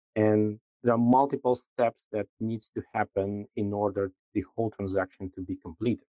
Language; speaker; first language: English; non-native, fluent; Russian